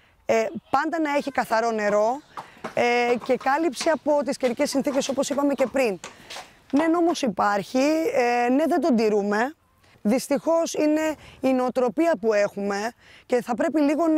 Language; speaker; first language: Greek; native; Greek